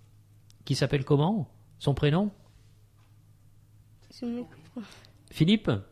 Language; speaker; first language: French; native; French